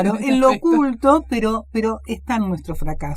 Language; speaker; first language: Spanish; native; Spanish